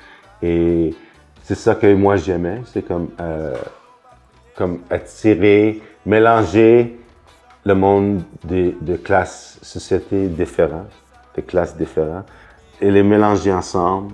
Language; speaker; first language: French; non-native, fluent; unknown